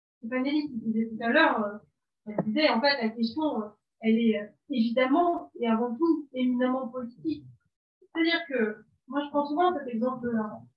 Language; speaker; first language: French; non-native, local second language; Arabic